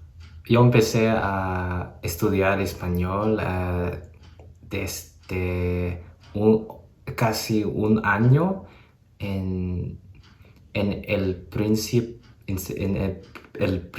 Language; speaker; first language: Spanish; non-native, learner; English